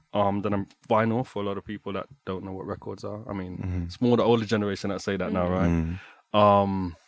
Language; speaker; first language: English; native; English